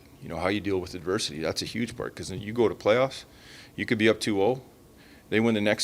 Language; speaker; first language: English; native; English